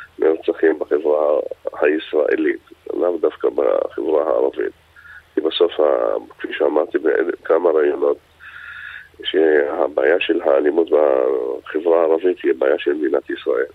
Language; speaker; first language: Hebrew; non-native, local second language; Arabic